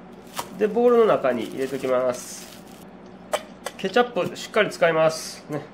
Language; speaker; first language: Japanese; native; Japanese